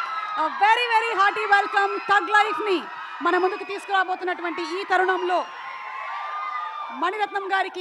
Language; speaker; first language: Telugu; native; Telugu